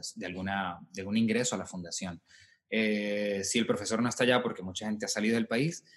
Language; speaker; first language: Spanish; native; Spanish